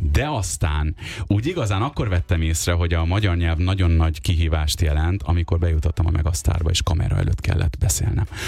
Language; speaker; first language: Hungarian; early bilingual, other home language; Urdu